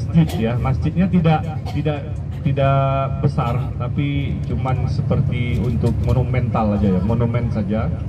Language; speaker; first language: Indonesian; native; Indonesian